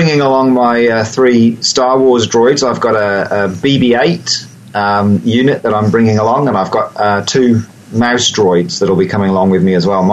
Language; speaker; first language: English; native; English